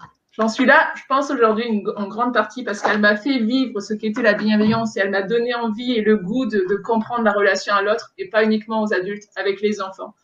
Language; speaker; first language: French; native; French